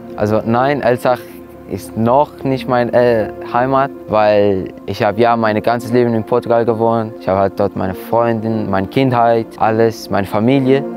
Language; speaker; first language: German; non-native, fluent; Portuguese